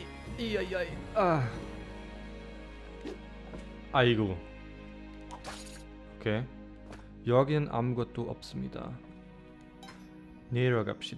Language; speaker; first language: Korean; non-native, learner; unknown